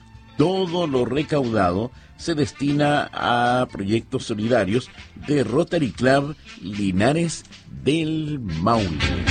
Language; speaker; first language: Spanish; native; Spanish